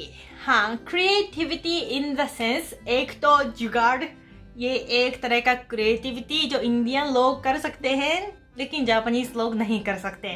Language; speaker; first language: Hindi; non-native, fluent; Japanese